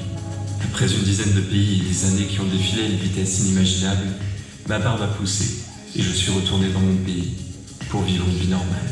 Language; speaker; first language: French; native; French